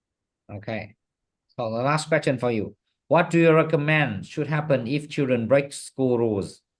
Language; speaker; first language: English; non-native, fluent; Vietnamese